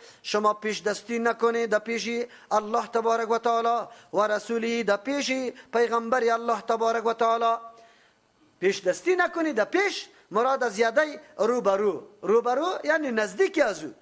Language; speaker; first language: Persian; native; Persian